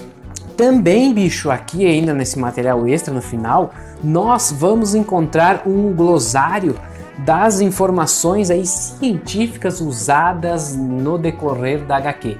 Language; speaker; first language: Portuguese; native; Portuguese